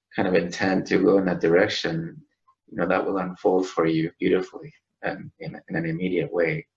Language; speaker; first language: English; native; English